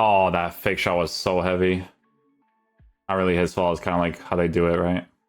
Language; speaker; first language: English; native; English